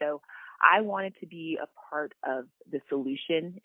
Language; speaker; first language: English; native; English